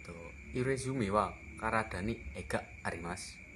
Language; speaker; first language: Japanese; non-native, learner; Indonesian